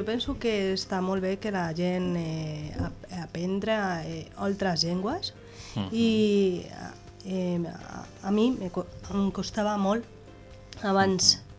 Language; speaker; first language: Catalan; non-native, local second language; Spanish